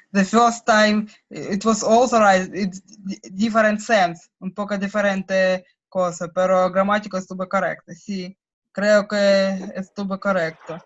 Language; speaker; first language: Spanish; non-native, learner; Russian